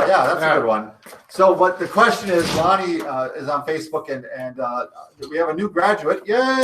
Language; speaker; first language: English; native; English